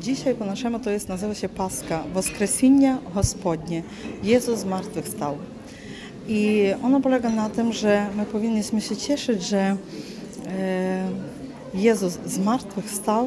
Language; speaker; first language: Polish; non-native, fluent; Ukrainian